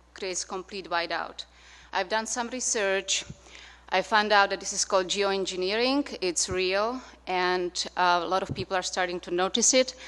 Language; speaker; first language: English; non-native, fluent; Czech